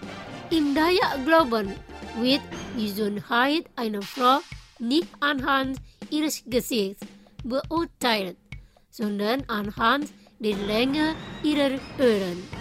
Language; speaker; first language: German; non-native, learner; Indonesian